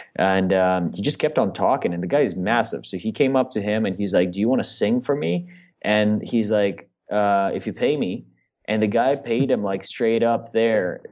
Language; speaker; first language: English; non-native, fluent; Russian